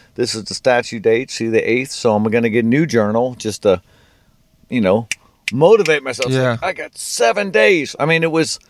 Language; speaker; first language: English; native; English